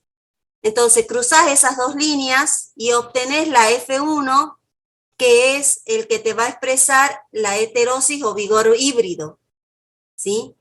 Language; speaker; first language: Spanish; native; Spanish